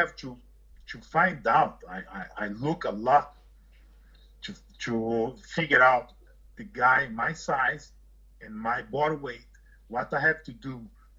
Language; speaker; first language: English; non-native, learner; Portuguese